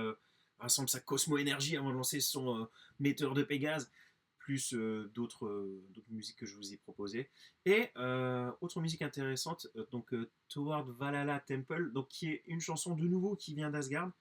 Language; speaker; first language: French; native; French